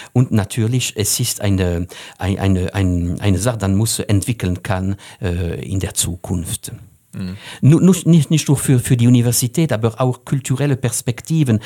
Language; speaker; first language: German; non-native, fluent; French